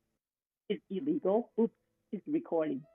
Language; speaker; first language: English; non-native, fluent; Thai